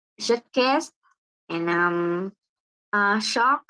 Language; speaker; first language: English; non-native, learner; Vietnamese